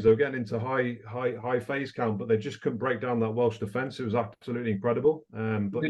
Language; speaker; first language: English; native; English